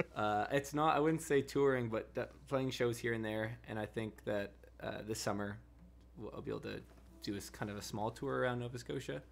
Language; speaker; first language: English; native; English